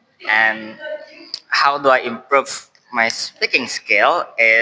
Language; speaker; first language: English; non-native, learner; Indonesian